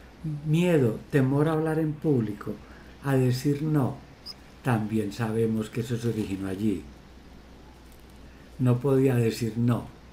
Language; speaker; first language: Spanish; native; Spanish